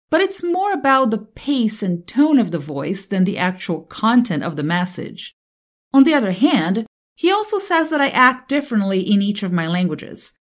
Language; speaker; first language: English; non-native, fluent; Portuguese